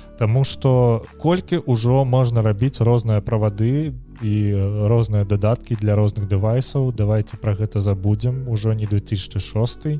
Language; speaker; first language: Belarusian; native; Belarusian